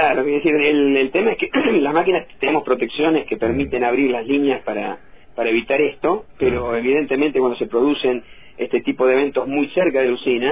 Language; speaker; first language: Spanish; native; Spanish